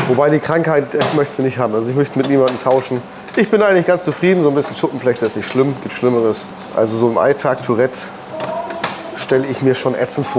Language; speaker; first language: German; native; German